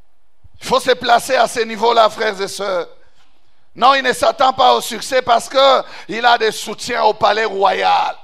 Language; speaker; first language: French; non-native, local second language; Swahili